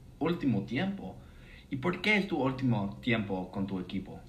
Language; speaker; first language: Spanish; non-native, learner; English